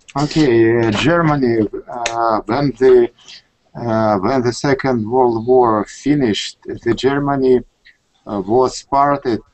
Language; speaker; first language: English; non-native, learner; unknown